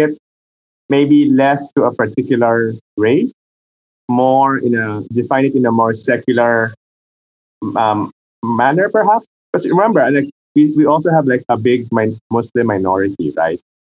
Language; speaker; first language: English; non-native, local second language; Filipino